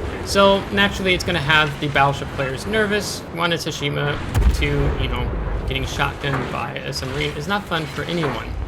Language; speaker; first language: English; native; English